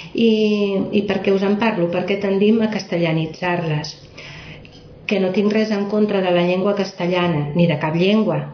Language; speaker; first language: Catalan; native; Catalan